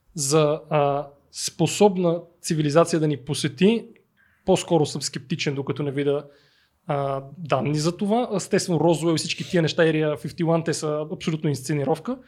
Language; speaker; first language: Bulgarian; native; Bulgarian